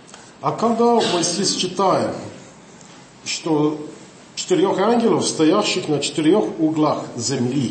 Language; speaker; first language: Russian; non-native, learner; English